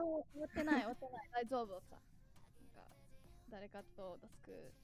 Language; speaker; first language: Japanese; non-native, learner; English